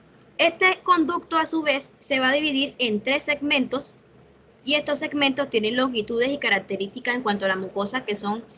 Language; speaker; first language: Spanish; native; Spanish